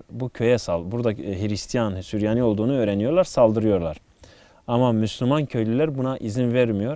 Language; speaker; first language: Turkish; native; Turkish